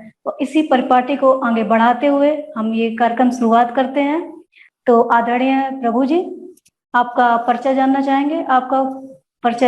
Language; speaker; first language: Hindi; native; Hindi